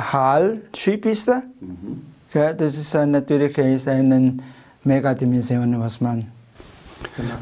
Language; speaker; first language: German; non-native, learner; Chinese